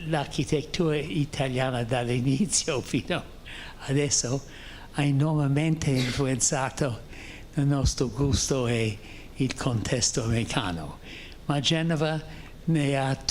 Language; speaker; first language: Italian; non-native, fluent; English